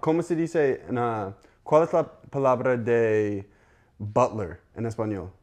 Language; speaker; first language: Spanish; non-native, learner; English